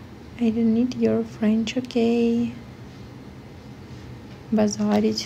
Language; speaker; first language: English; non-native, learner; Ukrainian